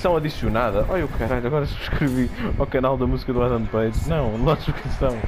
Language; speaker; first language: Portuguese; native; Portuguese